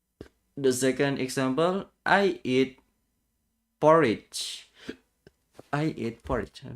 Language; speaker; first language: English; non-native, learner; Indonesian